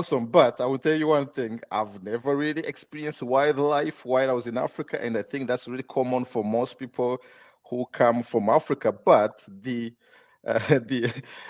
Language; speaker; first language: English; non-native, local second language; Kinyarwanda